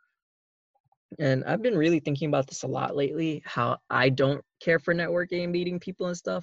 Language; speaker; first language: English; native; English